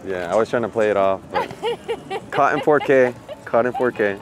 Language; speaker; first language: English; early bilingual, other home language; Spanish